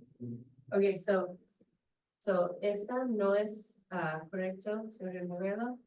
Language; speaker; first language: Spanish; non-native, learner; English